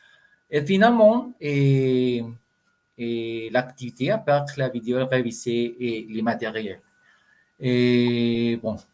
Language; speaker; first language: French; non-native, learner; Spanish